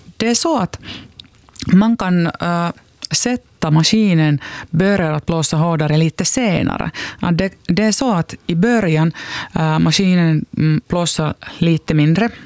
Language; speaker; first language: Swedish; non-native, local second language; Finnish